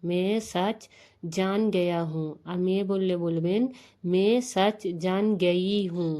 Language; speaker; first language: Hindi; non-native, fluent; Bangla